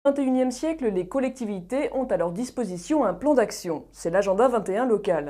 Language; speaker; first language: French; native; French